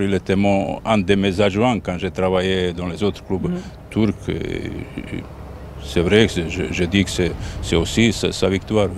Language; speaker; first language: French; non-native, fluent; Bosnian